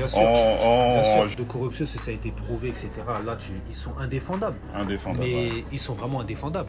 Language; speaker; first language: French; native; French